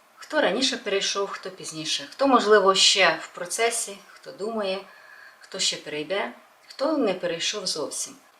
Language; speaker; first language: Ukrainian; non-native, local second language; Russian